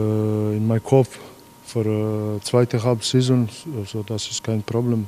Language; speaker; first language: German; non-native, learner; Croatian